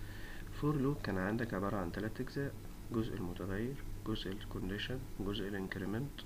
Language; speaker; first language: Arabic; native; Arabic